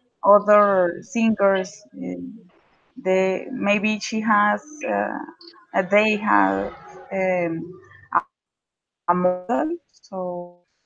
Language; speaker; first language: English; non-native, learner; Spanish